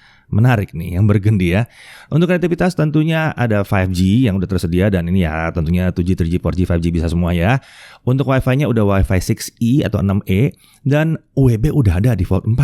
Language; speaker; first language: Indonesian; native; Indonesian